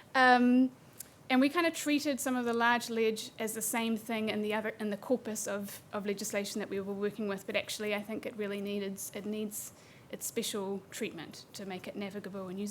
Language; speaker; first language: English; native; English